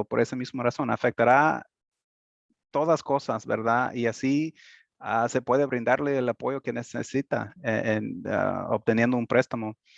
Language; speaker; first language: Spanish; early bilingual, heritage; Spanish